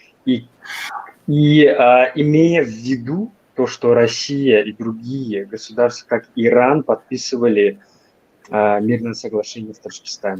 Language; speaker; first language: Russian; non-native, local second language; Tajik